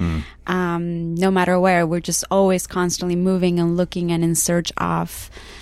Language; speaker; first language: English; non-native, fluent; Spanish